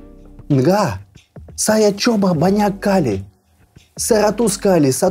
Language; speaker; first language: Indonesian; non-native, learner; Russian